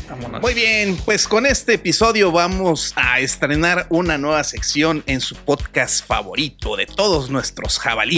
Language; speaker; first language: Spanish; native; Spanish